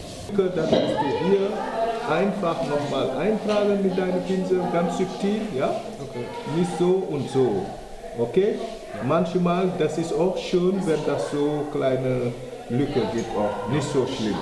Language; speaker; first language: German; non-native, learner; Wolof